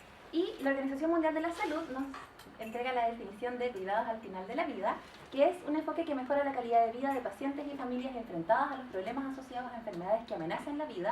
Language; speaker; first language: Spanish; native; Spanish